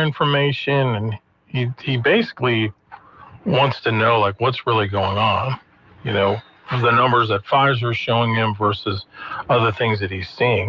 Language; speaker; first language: English; native; English